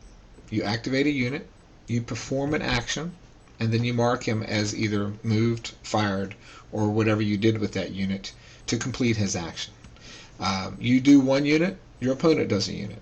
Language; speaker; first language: English; native; English